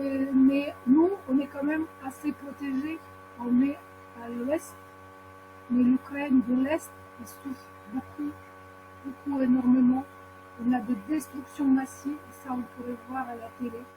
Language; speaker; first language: French; non-native, fluent; Ukrainian